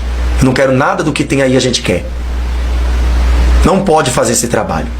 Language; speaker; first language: Portuguese; native; Portuguese